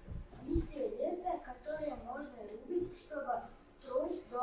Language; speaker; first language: Russian; non-native, local second language; Kazakh